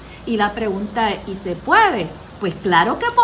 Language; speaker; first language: Spanish; native; Spanish